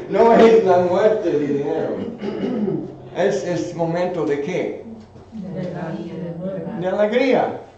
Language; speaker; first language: Spanish; non-native, fluent; English